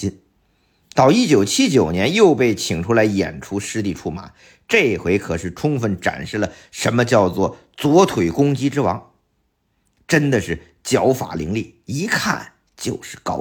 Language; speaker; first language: Chinese; native; Chinese